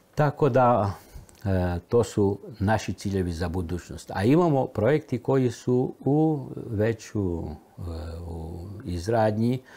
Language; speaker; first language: Croatian; early bilingual, heritage; Romanian